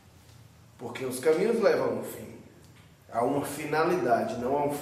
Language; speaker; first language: Portuguese; native; Portuguese